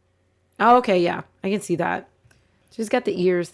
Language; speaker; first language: English; native; English